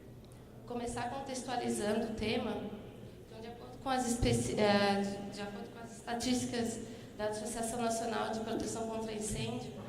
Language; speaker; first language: Portuguese; native; Portuguese